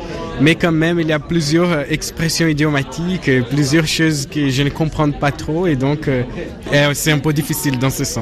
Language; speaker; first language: French; non-native, learner; Portuguese